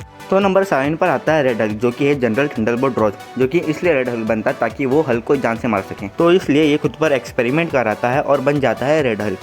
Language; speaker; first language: Hindi; native; Hindi